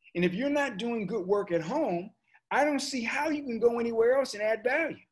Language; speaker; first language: English; native; English